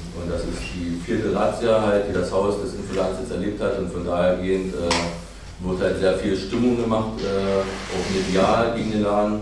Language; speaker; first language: German; native; German